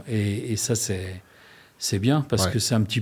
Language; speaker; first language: French; native; French